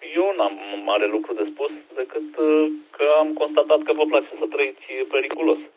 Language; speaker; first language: Romanian; native; Romanian